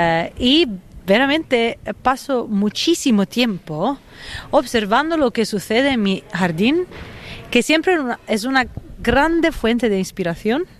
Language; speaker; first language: Spanish; non-native, fluent; Italian